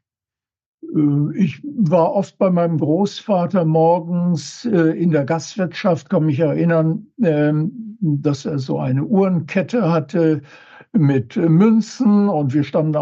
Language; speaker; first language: German; native; German